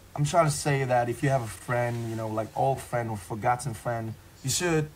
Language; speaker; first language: English; non-native, fluent; Korean